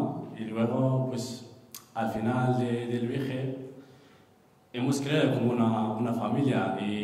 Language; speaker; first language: Spanish; non-native, fluent; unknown